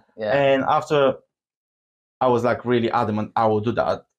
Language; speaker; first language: English; non-native, fluent; Bulgarian